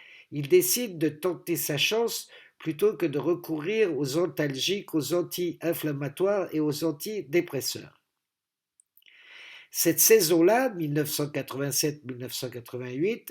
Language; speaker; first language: French; native; French